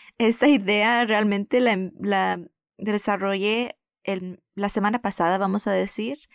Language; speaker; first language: Spanish; early bilingual, heritage; Spanish